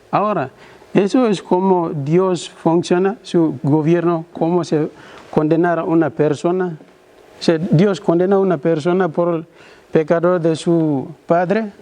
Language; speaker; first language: Spanish; non-native, learner; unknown